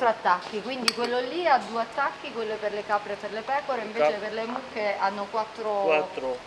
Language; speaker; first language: Italian; native; Italian